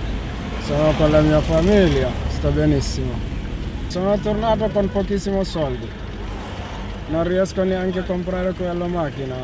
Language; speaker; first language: Italian; non-native, learner; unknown